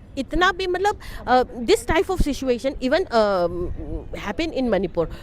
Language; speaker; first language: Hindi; non-native, local second language; Manipuri